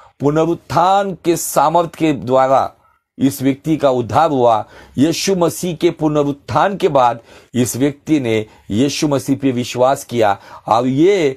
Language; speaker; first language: Hindi; non-native, local second language; Marathi